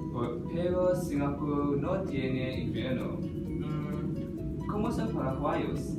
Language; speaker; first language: Spanish; non-native, learner; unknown